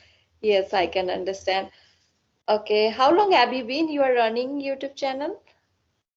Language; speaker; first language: English; non-native, learner; Assamese